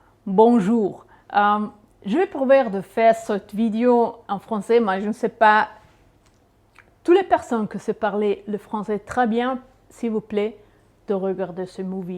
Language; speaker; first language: French; non-native, local second language; Swiss German